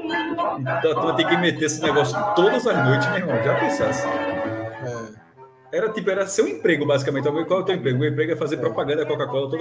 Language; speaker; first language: Portuguese; native; Portuguese